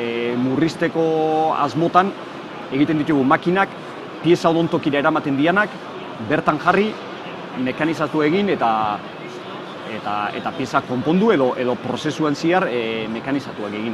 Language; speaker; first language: Basque; native; Basque